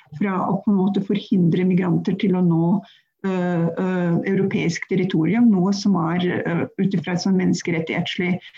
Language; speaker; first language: Norwegian; non-native, fluent; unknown